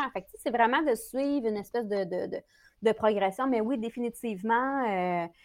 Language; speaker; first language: French; native; French